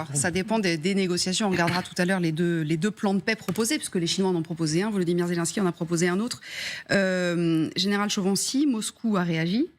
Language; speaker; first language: French; native; French